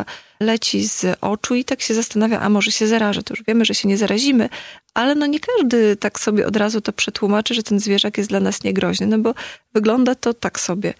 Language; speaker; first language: Polish; native; Polish